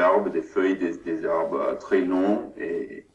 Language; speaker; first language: French; non-native, learner; German